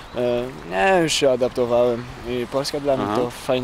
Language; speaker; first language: Polish; early bilingual, heritage; French